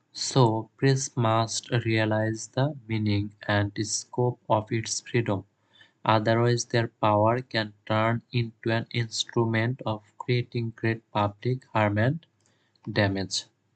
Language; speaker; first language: English; non-native, local second language; Bangla